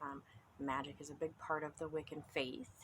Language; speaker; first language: English; native; English